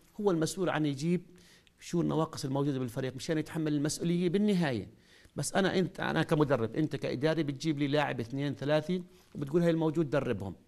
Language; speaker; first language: Arabic; native; Arabic